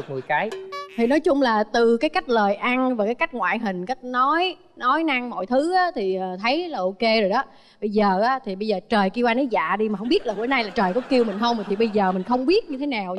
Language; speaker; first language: Vietnamese; native; Vietnamese